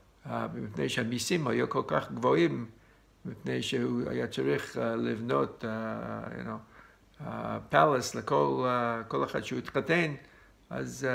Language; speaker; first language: Hebrew; non-native, fluent; English